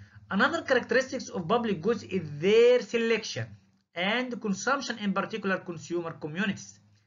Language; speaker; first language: English; non-native, fluent; Arabic